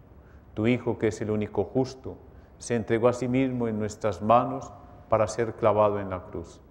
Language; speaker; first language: Spanish; native; Spanish